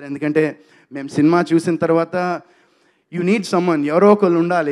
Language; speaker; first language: Telugu; native; Telugu